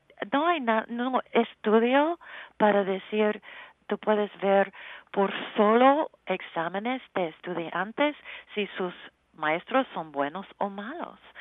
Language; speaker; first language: Spanish; non-native, learner; English